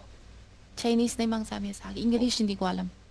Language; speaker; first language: Filipino; non-native, learner; Chinese